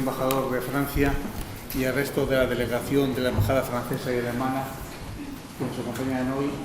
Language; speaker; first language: Spanish; native; Spanish